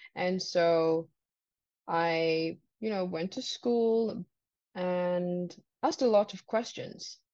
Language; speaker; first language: English; non-native, local second language; Ganda